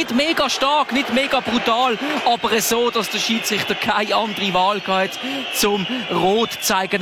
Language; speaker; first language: German; native; German